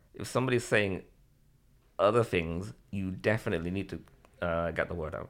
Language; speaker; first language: English; native; English